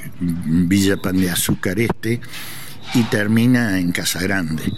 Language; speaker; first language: Spanish; native; Spanish